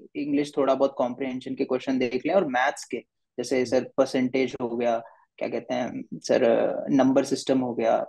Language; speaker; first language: Hindi; native; Hindi